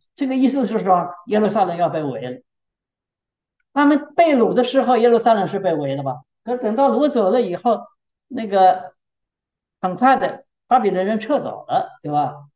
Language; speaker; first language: Chinese; native; Chinese